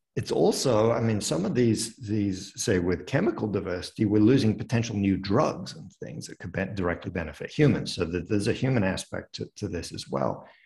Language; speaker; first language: English; early bilingual, other home language; French